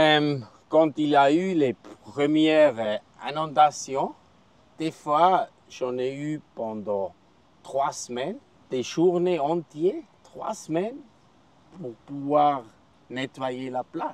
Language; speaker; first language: French; non-native, local second language; German